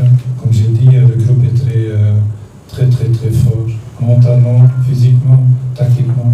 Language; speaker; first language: French; non-native, learner; Dutch